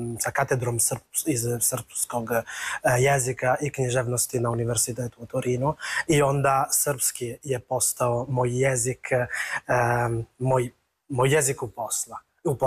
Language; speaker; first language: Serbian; non-native, learner; Italian